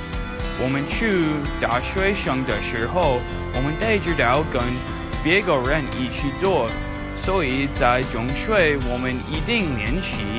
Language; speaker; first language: Chinese; non-native, learner; English